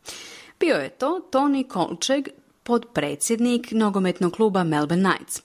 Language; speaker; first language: Croatian; native; Croatian